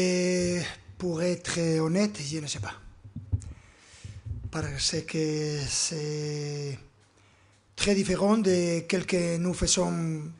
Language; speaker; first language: French; non-native, fluent; Spanish